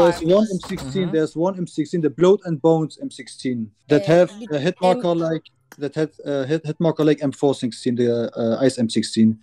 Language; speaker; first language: English; non-native, fluent; German